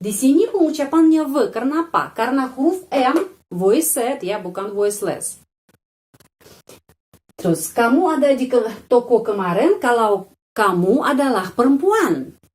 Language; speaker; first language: Indonesian; non-native, fluent; Russian